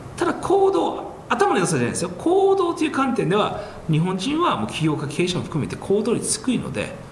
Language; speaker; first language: Japanese; early bilingual, heritage; Japanese